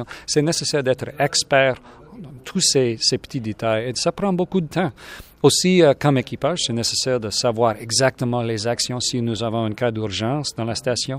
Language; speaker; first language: French; non-native, local second language; English